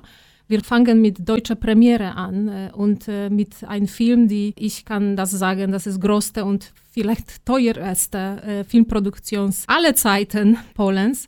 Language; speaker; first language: German; non-native, fluent; Polish